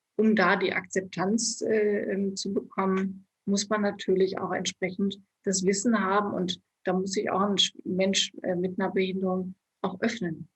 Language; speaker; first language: German; native; German